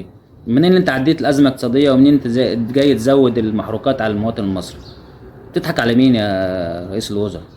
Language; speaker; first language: Arabic; native; Arabic